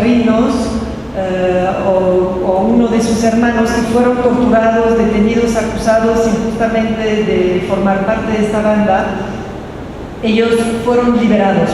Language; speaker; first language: Spanish; non-native, fluent; French